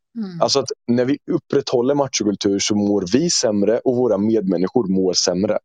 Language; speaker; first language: Swedish; early bilingual, other home language; Turkish